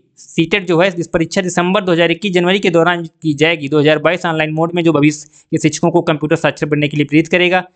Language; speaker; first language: Hindi; native; Hindi